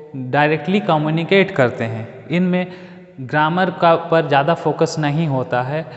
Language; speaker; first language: Hindi; native; Hindi